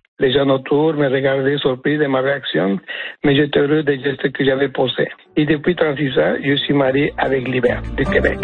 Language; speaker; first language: French; non-native, fluent; Spanish